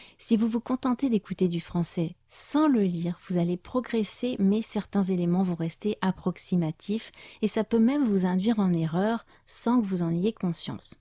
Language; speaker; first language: French; native; French